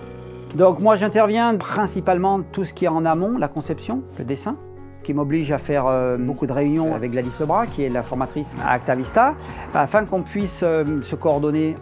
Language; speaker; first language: French; native; French